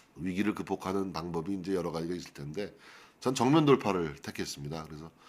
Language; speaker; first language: Korean; native; Korean